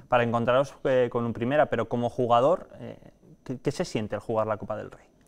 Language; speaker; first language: Spanish; native; Spanish